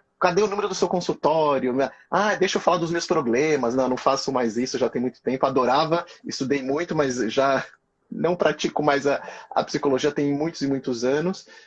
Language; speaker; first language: Portuguese; early bilingual, other home language; Hebrew